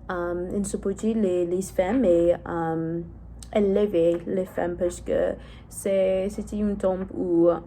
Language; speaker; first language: French; non-native, learner; English